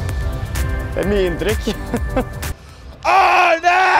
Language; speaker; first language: Norwegian; native; Norwegian